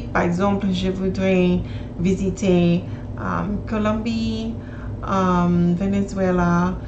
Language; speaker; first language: French; non-native, learner; English